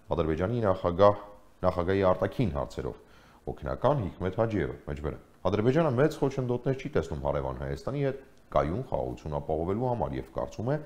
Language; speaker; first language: Armenian; native; Armenian